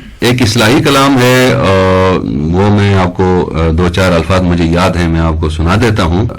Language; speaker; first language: Urdu; non-native, local second language; Shina